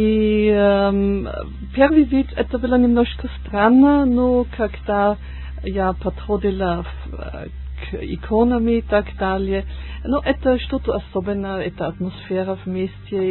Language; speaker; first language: Russian; non-native, learner; German